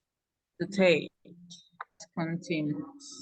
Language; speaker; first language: English; non-native, learner; Spanish